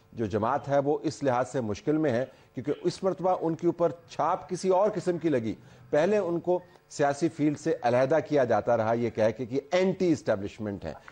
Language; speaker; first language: Urdu; native; Urdu